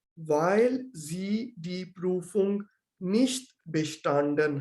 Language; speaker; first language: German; non-native, learner; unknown